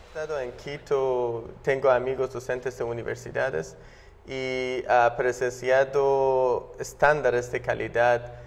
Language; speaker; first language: Spanish; non-native, fluent; Persian